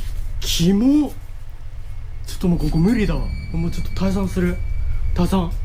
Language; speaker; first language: Japanese; native; Japanese